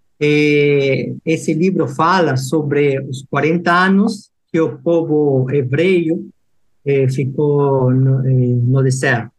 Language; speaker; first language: Portuguese; non-native, fluent; Spanish